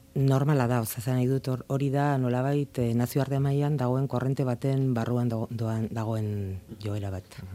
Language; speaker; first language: Basque; native; Basque